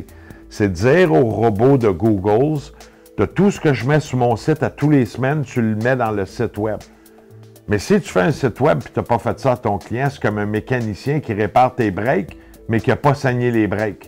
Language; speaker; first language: French; native; French